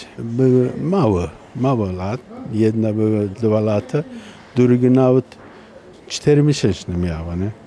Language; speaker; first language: Polish; non-native, learner; Turkish